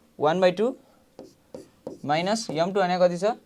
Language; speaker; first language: Nepali; native; Nepali